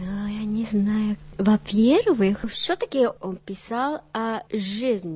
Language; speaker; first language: Russian; non-native, learner; Japanese